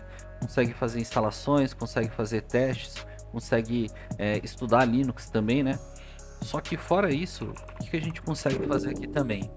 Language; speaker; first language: Portuguese; native; Portuguese